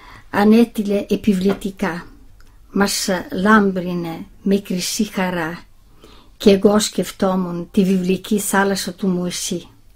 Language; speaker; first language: Greek; non-native, fluent; Italian